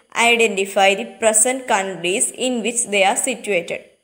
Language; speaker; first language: English; non-native, local second language; Malayalam